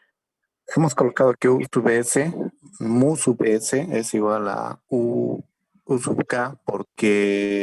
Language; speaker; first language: Spanish; native; Spanish